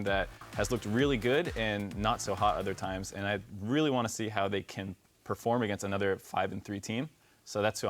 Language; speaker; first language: English; native; English